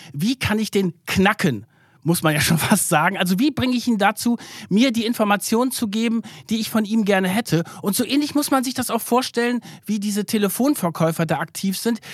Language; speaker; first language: German; early bilingual, other home language; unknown